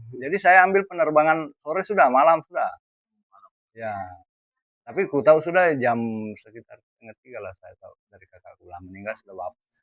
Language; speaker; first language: Indonesian; non-native, local second language; Buginese